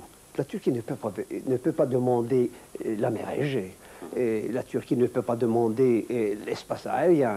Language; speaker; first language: French; non-native, fluent; Turkish